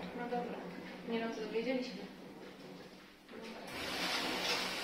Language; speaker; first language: Polish; native; Polish